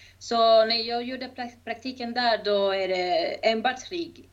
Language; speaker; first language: Swedish; non-native, fluent; Spanish